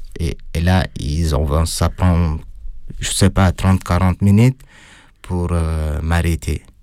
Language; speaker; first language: French; non-native, fluent; Arabic